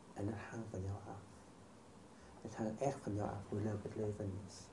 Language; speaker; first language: Dutch; non-native, fluent; Vietnamese